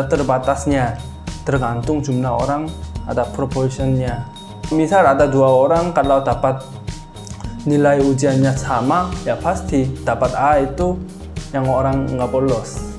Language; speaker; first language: Indonesian; non-native, fluent; Korean